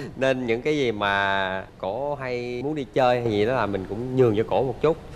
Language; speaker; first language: Vietnamese; native; Vietnamese